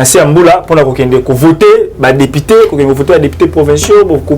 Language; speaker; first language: French; non-native, local second language; Lingala